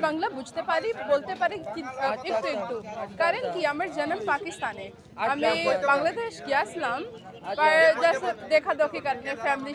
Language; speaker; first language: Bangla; early bilingual, heritage; Urdu